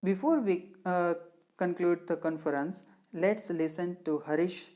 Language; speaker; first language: English; non-native, local second language; Gujarati